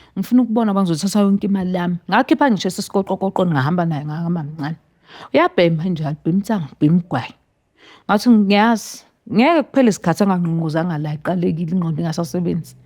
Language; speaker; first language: Zulu; native; Zulu